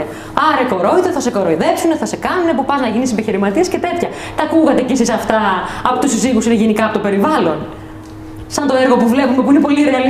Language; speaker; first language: Greek; native; Greek